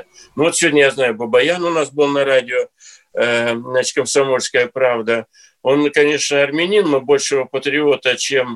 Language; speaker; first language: Russian; native; Russian